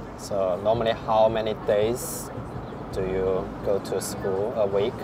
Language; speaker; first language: English; non-native, fluent; Chinese